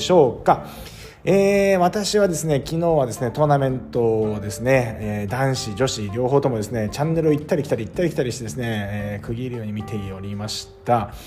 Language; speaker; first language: Japanese; native; Japanese